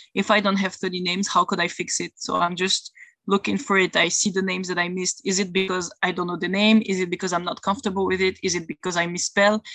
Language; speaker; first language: English; non-native, fluent; French